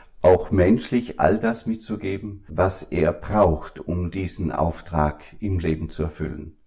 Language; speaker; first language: German; native; German